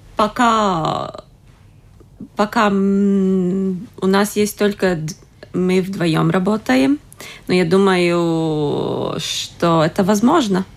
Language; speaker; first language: Russian; non-native, local second language; Latvian